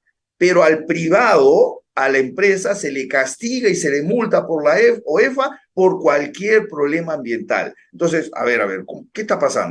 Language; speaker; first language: Spanish; native; Spanish